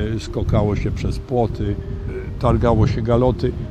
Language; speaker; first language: Polish; native; Polish